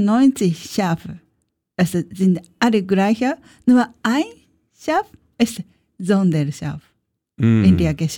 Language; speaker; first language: German; non-native, learner; Japanese